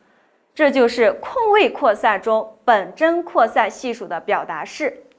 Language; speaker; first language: Chinese; native; Chinese